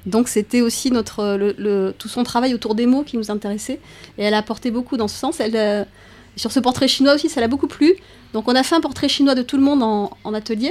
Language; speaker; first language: French; native; French